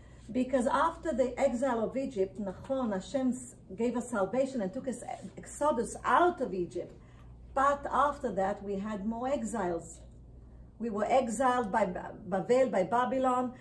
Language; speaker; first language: English; non-native, fluent; Hebrew